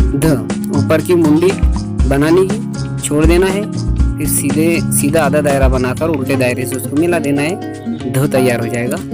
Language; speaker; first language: Hindi; native; Hindi